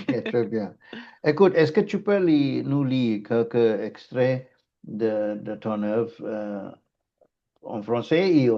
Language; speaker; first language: French; non-native, fluent; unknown